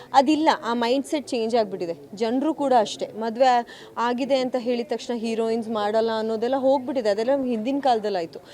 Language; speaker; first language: Kannada; non-native, local second language; Kodava